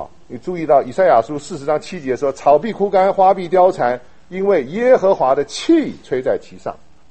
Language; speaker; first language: Chinese; native; Chinese